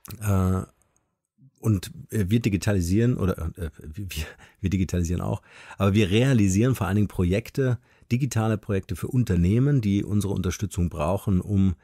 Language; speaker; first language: German; native; German